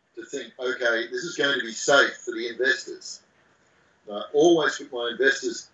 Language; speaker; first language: English; native; English